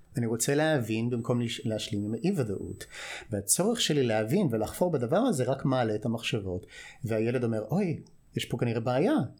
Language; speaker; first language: Hebrew; non-native, fluent; English